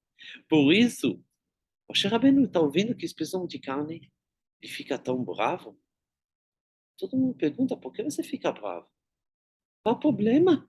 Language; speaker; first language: Portuguese; non-native, fluent; Hebrew